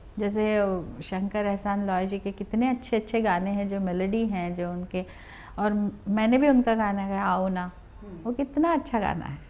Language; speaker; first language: Hindi; non-native, local second language; Marathi